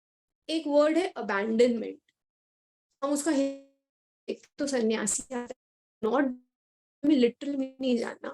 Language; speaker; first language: Hindi; native; Hindi